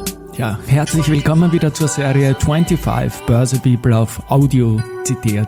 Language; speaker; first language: German; native; German